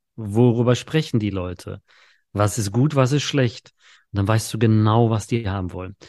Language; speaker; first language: German; early bilingual, other home language; Polish